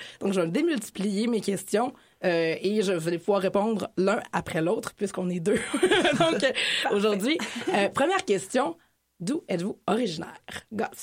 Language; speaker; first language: French; native; French